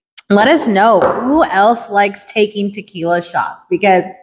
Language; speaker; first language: English; early bilingual, other home language; Spanish